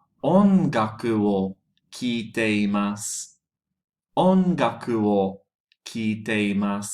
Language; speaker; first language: Japanese; non-native, fluent; English